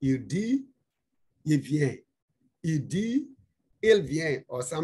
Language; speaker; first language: French; non-native, fluent; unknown